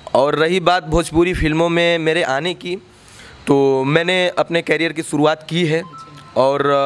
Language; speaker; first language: Hindi; native; Hindi